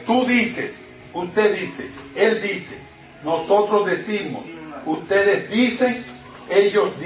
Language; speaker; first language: Spanish; non-native, fluent; English